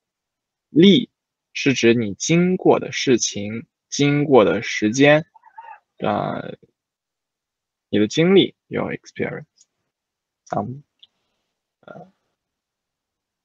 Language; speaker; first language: Chinese; native; Chinese